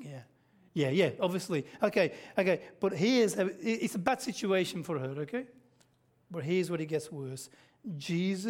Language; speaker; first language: English; native; English